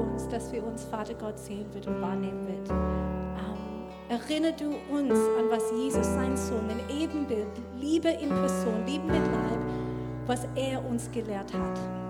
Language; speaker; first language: German; non-native, fluent; English